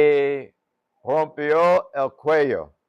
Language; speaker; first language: Spanish; non-native, fluent; English